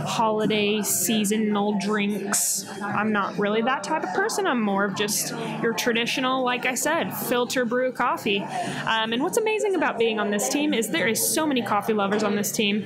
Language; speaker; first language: English; native; English